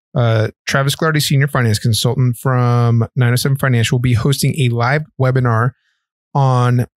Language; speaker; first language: English; native; English